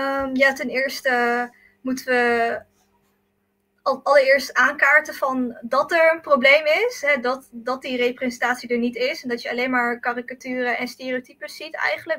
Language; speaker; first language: Dutch; early bilingual, other home language; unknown